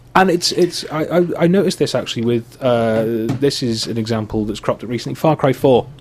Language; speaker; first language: English; native; English